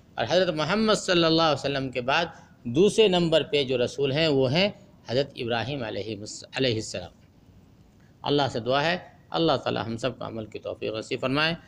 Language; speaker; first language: Urdu; native; Urdu